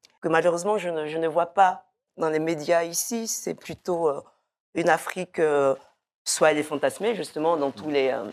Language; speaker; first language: French; early bilingual, other home language; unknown